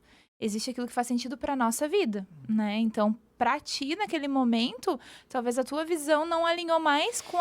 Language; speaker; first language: Portuguese; native; Portuguese